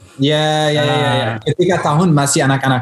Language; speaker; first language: Indonesian; early bilingual, heritage; Indonesian